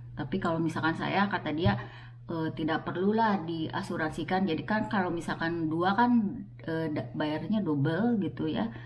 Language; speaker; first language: Indonesian; native; Indonesian